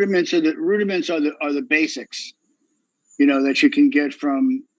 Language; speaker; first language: English; native; English